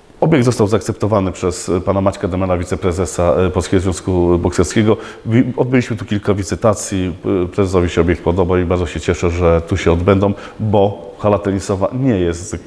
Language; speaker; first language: Polish; native; Polish